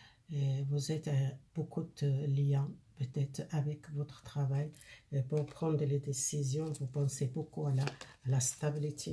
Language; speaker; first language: French; non-native, fluent; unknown